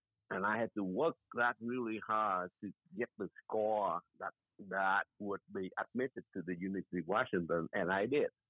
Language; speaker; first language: English; non-native, fluent; Vietnamese